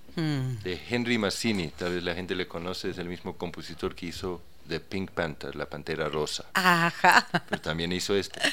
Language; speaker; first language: Spanish; non-native, fluent; Danish